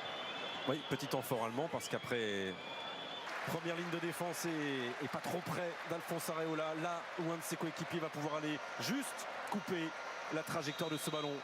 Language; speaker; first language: French; native; French